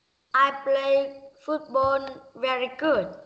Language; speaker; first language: English; non-native, learner; Vietnamese